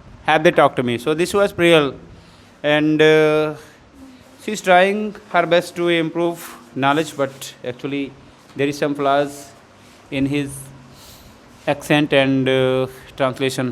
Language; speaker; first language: English; non-native, fluent; Hindi